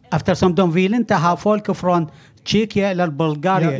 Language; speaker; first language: Swedish; non-native, learner; Arabic